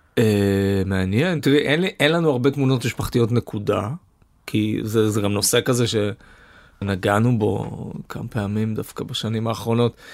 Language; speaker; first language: Hebrew; native; Hebrew